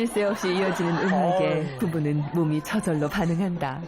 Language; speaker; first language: Korean; native; Korean